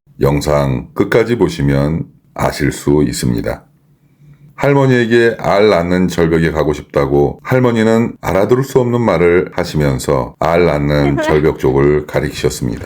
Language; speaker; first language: Korean; native; Korean